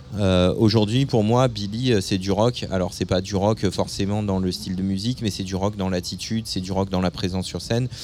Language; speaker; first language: French; native; French